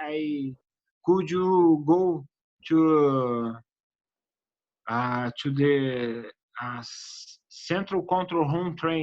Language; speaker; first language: English; non-native, learner; Portuguese